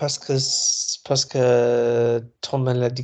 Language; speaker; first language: French; non-native, learner; English